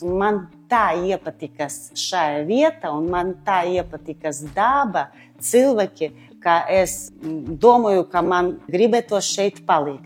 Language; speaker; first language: Latvian; non-native, local second language; Russian